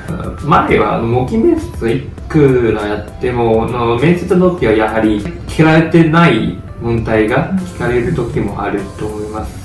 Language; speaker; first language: Japanese; non-native, fluent; Chinese